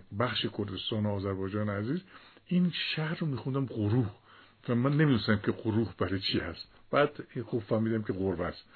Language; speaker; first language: Persian; native; Persian